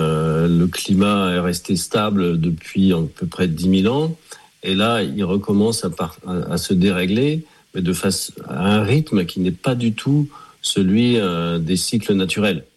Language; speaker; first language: French; native; French